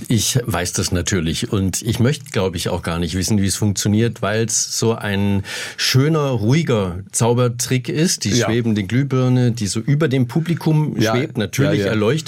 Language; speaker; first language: German; native; German